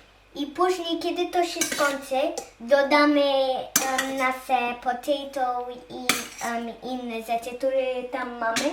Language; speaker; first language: Polish; early bilingual, heritage; Polish